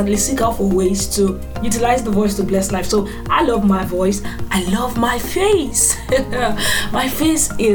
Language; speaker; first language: English; non-native, local second language; Igbo